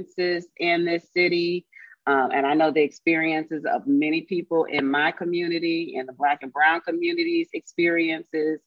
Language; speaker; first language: English; native; English